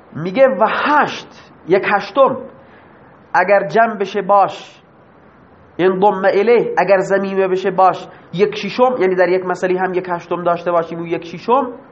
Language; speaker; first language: Persian; non-native, local second language; Baluchi